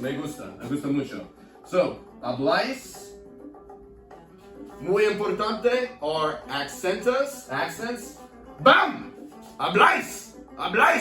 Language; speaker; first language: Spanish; non-native, learner; English